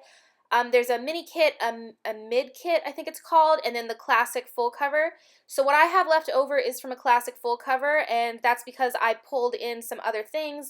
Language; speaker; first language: English; native; English